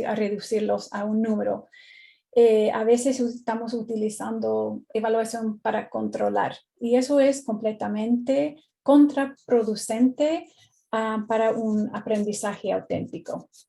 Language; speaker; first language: Spanish; non-native, fluent; English